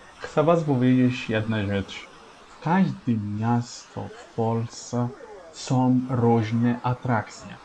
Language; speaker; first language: Polish; non-native, learner; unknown